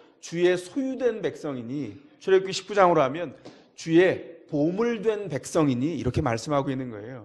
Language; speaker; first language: Korean; native; Korean